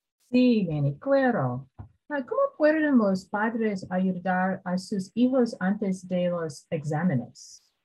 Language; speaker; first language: Spanish; non-native, learner; English